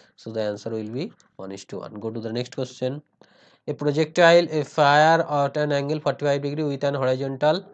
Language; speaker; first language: English; non-native, local second language; Bangla